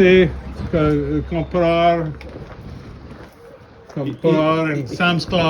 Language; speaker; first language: Spanish; non-native, learner; English